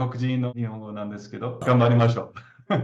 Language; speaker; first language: Japanese; non-native, learner; English